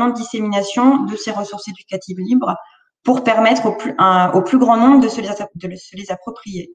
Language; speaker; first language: French; native; French